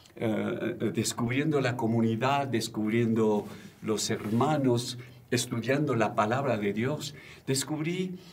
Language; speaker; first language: Spanish; non-native, fluent; French